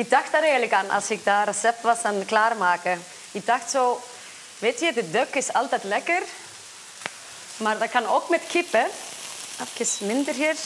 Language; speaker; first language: Dutch; non-native, fluent; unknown